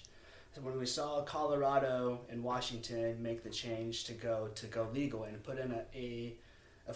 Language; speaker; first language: English; native; English